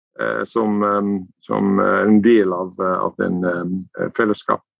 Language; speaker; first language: Norwegian; non-native, fluent; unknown